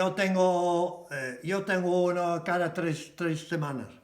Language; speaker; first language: Spanish; non-native, fluent; English